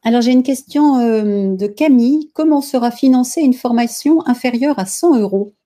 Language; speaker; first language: French; native; French